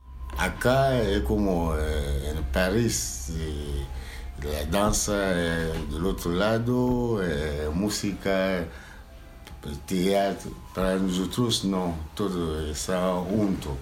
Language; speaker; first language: Spanish; non-native, learner; Lingala